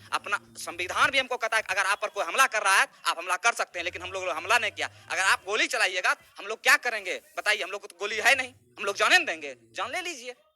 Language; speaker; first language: Hindi; native; Hindi